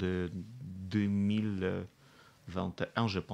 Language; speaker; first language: French; non-native, fluent; Russian